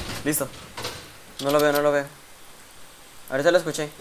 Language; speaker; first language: Spanish; native; Spanish